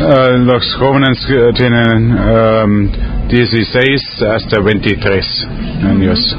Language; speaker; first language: Spanish; non-native, learner; German